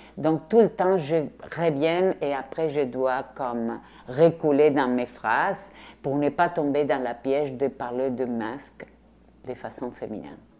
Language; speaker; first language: French; non-native, fluent; Spanish